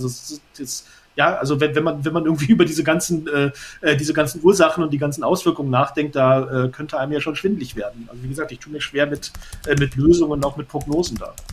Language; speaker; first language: German; native; German